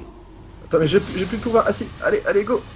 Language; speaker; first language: French; native; French